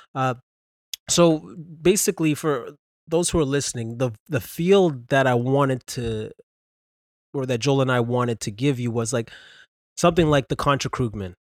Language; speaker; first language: English; native; English